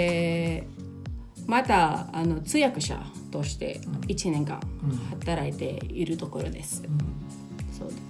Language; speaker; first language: Japanese; non-native, local second language; Filipino